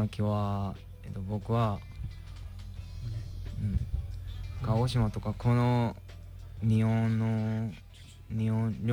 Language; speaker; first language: Japanese; non-native, learner; Korean